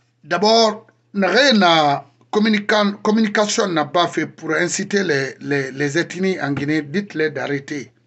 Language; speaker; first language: French; non-native, local second language; Susu